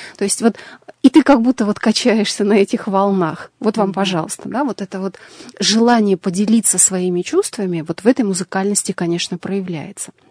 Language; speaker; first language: Russian; native; Russian